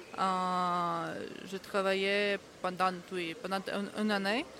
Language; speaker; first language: French; non-native, learner; Ukrainian